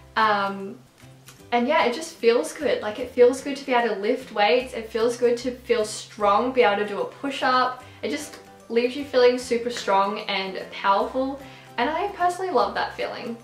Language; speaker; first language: English; native; English